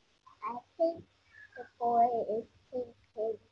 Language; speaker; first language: English; non-native, learner; Vietnamese